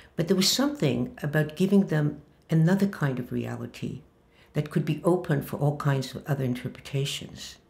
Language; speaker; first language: English; early bilingual, other home language; Hebrew